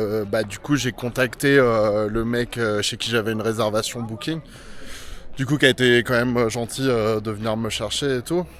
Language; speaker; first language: French; native; French